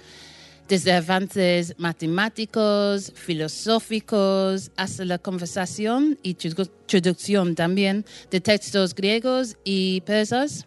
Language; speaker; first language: Spanish; non-native, fluent; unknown